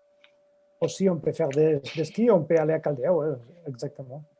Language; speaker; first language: French; non-native, fluent; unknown